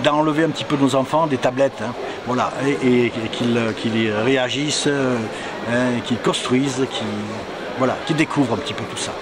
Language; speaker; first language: French; native; French